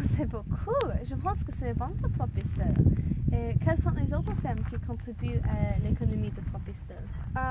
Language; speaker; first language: French; non-native, learner; English